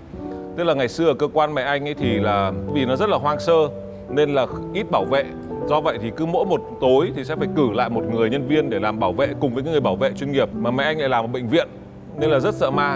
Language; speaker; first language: Vietnamese; native; Vietnamese